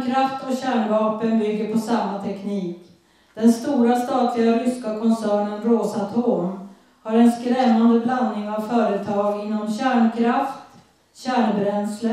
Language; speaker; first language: Swedish; native; Swedish